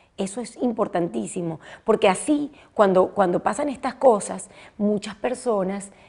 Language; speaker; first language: Spanish; native; Spanish